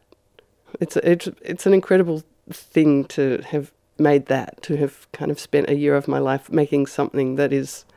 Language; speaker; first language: English; native; English